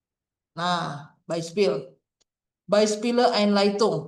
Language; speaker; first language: German; non-native, fluent; Indonesian